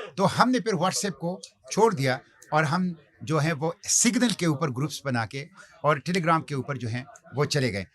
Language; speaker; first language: Urdu; non-native, local second language; Pashto